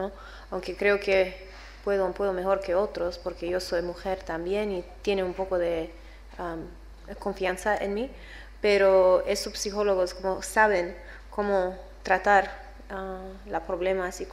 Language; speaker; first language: Spanish; non-native, learner; English